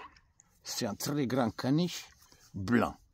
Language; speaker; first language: French; non-native, learner; Romanian